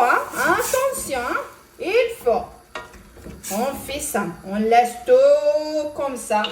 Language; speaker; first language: French; non-native, local second language; Arabic